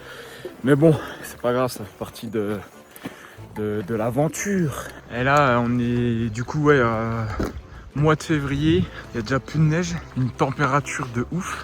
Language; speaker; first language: French; native; French